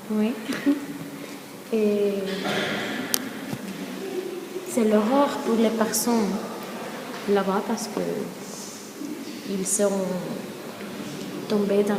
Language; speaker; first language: French; non-native, learner; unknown